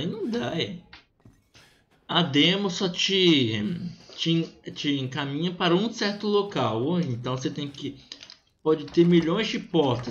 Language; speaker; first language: Portuguese; native; Portuguese